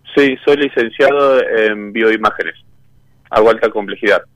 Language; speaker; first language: Spanish; native; Spanish